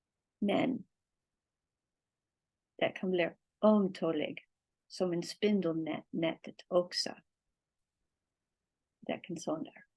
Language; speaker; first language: Swedish; non-native, learner; English